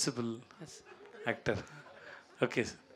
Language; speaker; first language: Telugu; non-native, learner; Tamil